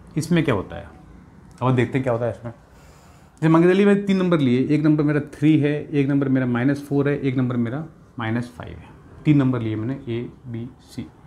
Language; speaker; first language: Hindi; native; Hindi